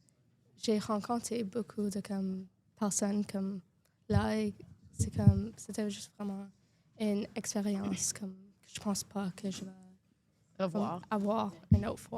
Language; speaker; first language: French; non-native, local second language; English